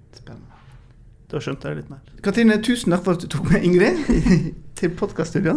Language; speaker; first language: Norwegian; native; Norwegian